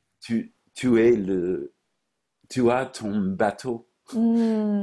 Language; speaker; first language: French; non-native, fluent; English